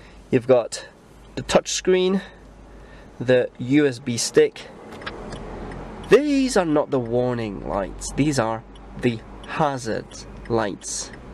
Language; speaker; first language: English; native; English